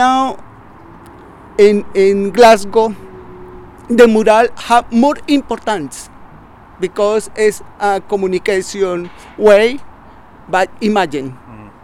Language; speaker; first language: English; non-native, learner; Spanish